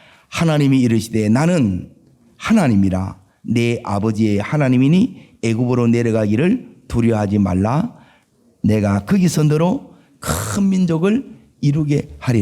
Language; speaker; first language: Korean; native; Korean